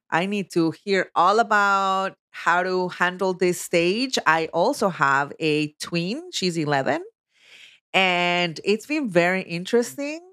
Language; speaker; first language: English; non-native, fluent; Spanish